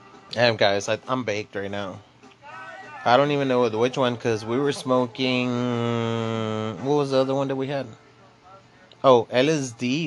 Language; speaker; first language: English; early bilingual, other home language; Spanish